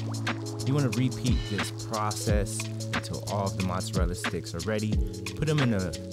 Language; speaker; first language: English; native; English